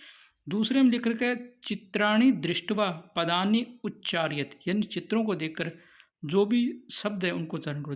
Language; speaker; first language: Hindi; native; Hindi